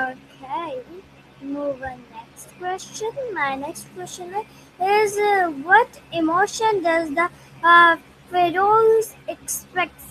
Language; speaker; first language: English; non-native, learner; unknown